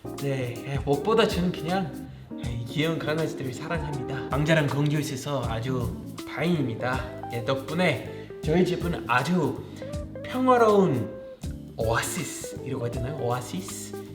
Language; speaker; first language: Korean; non-native, fluent; English